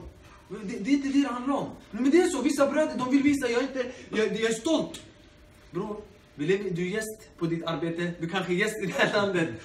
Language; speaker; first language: Swedish; early bilingual, other home language; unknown